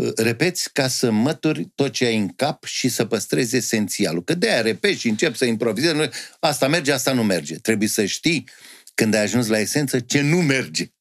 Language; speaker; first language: Romanian; native; Romanian